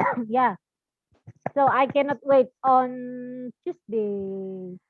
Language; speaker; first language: English; non-native, fluent; Indonesian